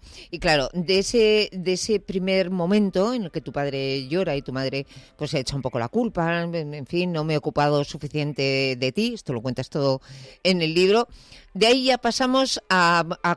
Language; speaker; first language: Spanish; native; Spanish